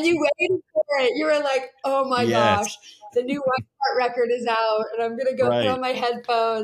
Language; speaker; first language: English; native; English